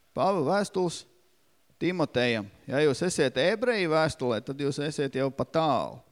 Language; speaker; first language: Latvian; native; Latvian